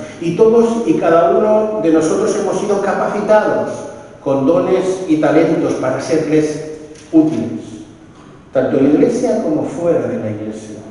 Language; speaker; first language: Spanish; native; Spanish